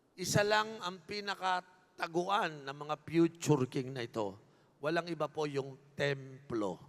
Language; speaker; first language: Filipino; native; Filipino